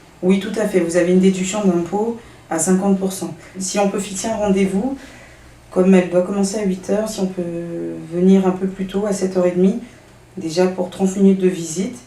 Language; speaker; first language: French; native; French